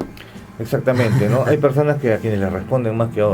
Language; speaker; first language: Spanish; native; Spanish